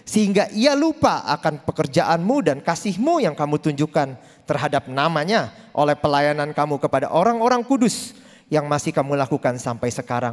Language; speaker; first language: Indonesian; native; Indonesian